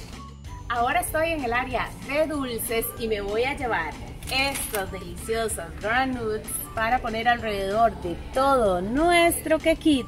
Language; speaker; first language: Spanish; native; Spanish